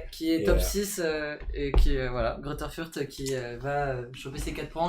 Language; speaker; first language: French; native; French